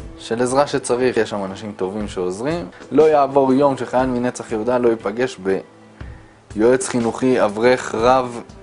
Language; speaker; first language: Hebrew; native; Hebrew